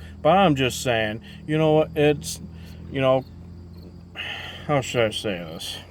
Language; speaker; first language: English; native; English